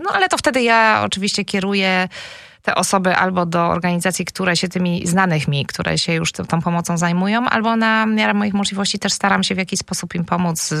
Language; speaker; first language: Polish; native; Polish